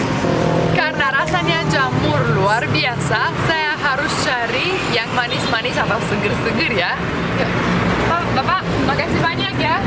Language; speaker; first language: Indonesian; non-native, fluent; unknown